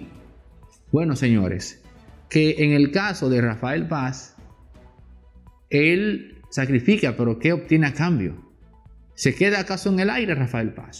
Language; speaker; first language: Spanish; native; Spanish